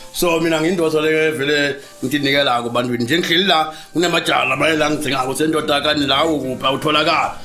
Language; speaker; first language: Zulu; non-native, local second language; Swati